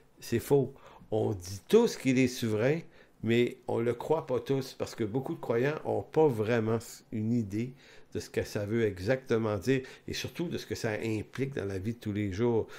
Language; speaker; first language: French; native; French